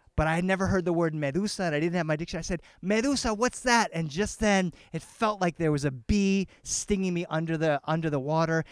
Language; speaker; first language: English; early bilingual, other home language; Spanish